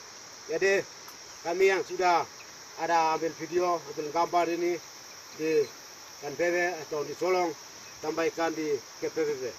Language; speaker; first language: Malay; non-native, local second language; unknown